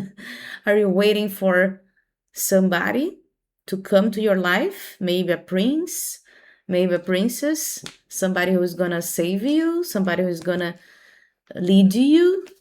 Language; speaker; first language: English; non-native, fluent; Portuguese